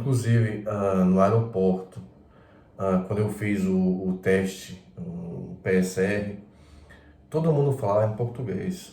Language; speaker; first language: Portuguese; non-native, fluent; Croatian